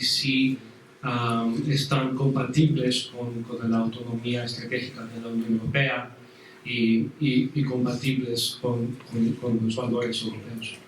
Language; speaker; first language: Spanish; non-native, fluent; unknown